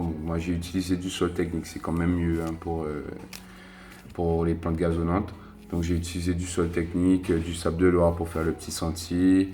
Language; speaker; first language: French; native; French